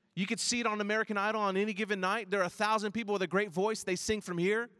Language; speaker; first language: English; early bilingual, other home language; Chinese